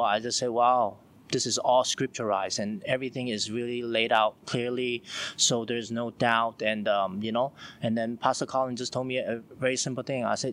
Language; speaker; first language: English; non-native, local second language; Cantonese